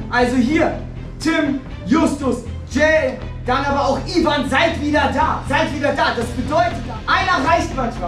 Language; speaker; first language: German; native; German